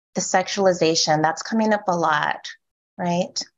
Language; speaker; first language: English; native; English